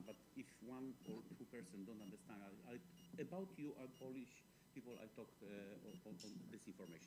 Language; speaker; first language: English; non-native, learner; Polish